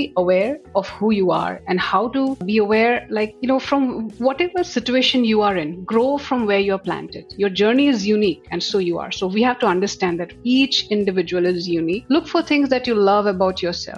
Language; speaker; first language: English; non-native, local second language; Assamese